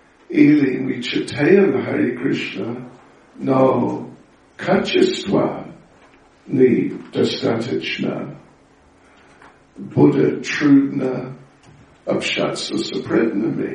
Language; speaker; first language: Russian; non-native, learner; English